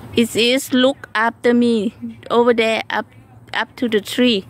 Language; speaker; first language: English; non-native, learner; Thai